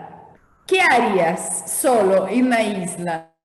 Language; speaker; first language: Spanish; non-native, fluent; Portuguese